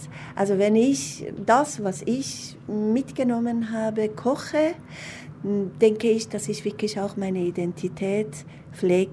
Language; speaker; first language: German; non-native, fluent; Persian